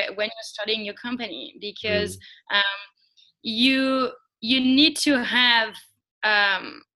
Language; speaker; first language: English; non-native, fluent; French